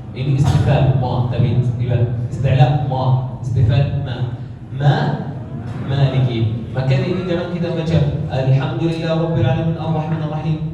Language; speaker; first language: Malay; non-native, learner; Arabic